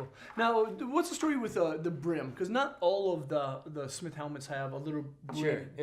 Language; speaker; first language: English; native; English